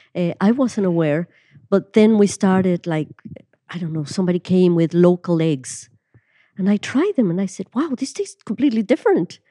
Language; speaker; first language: English; non-native, fluent; Spanish